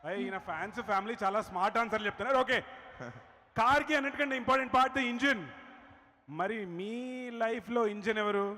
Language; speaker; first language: Telugu; native; Telugu